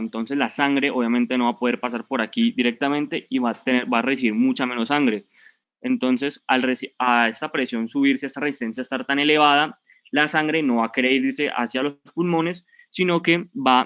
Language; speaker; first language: Spanish; native; Spanish